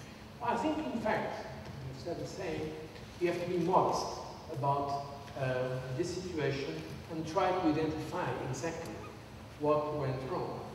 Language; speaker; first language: English; non-native, fluent; Portuguese